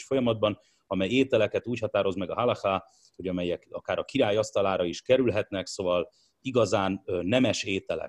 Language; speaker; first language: Hungarian; native; Hungarian